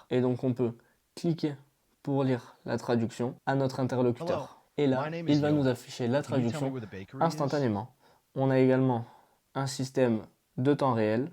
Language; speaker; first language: French; native; French